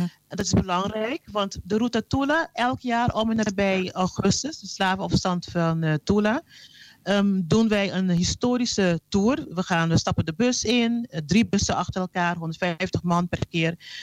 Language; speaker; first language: Dutch; non-native, local second language; Papiamento